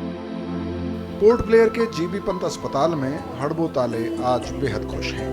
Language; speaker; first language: Hindi; native; Hindi